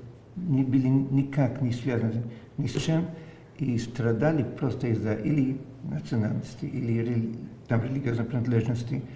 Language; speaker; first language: Russian; non-native, fluent; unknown